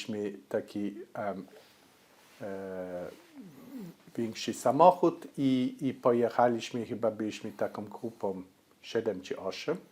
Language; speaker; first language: Polish; early bilingual, heritage; Polish